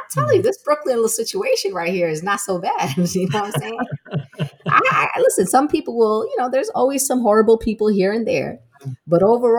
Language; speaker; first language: English; native; English